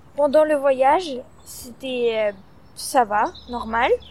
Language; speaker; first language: French; early bilingual, other home language; Russian